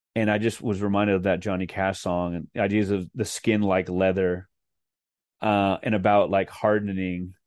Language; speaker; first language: English; native; English